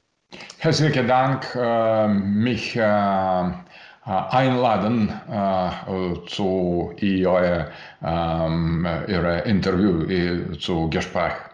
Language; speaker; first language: German; non-native, learner; Russian